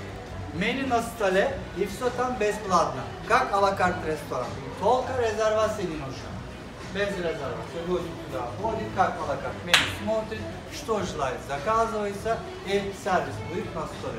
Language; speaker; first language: Russian; non-native, learner; Turkish